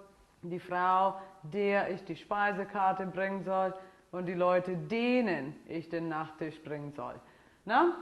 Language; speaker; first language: German; non-native, fluent; English